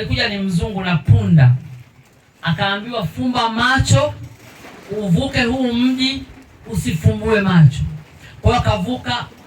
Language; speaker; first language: Swahili; native; Swahili